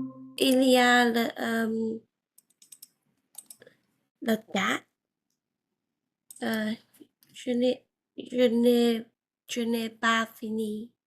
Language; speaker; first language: French; non-native, learner; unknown